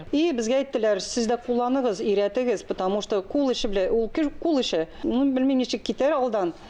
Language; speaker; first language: Tatar; non-native, local second language; Russian